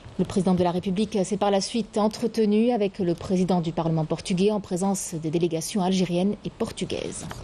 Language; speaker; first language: French; non-native, local second language; Arabic